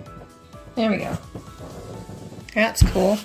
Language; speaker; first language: English; native; English